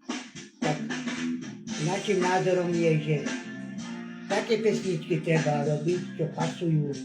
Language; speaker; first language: Slovak; non-native, local second language; Hungarian